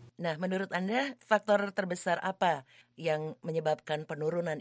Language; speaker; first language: Indonesian; native; Indonesian